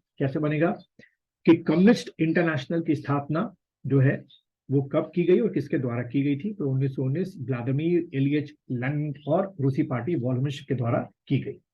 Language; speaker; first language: Hindi; native; Hindi